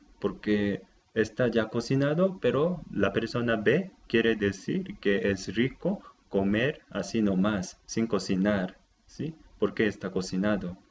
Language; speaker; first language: Spanish; non-native, fluent; Japanese